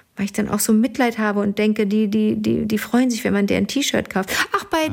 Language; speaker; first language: German; native; German